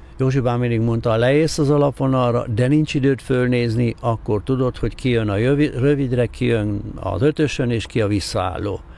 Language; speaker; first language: Hungarian; native; Hungarian